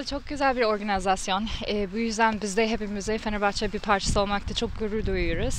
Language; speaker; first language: Turkish; non-native, fluent; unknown